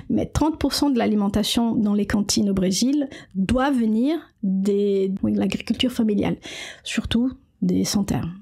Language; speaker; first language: French; non-native, fluent; Portuguese